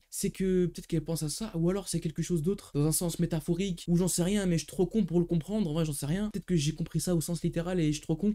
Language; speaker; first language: French; native; French